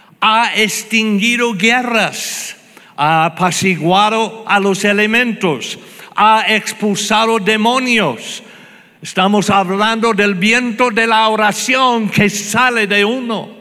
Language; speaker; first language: Spanish; non-native, fluent; English